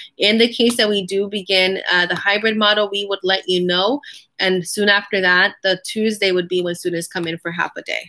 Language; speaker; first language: English; early bilingual, other home language; Spanish